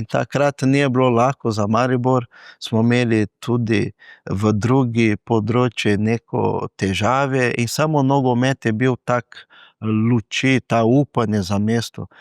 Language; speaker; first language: Slovenian; non-native, fluent; Portuguese